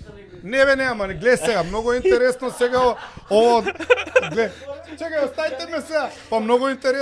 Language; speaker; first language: Macedonian; native; Macedonian